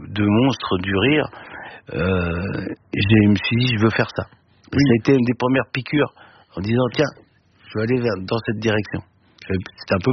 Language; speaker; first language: French; native; French